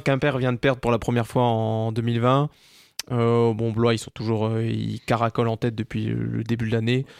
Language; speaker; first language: French; native; French